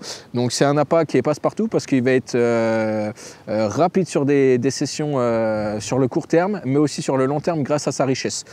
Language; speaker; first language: French; native; French